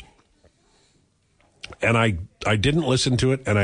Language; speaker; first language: English; native; English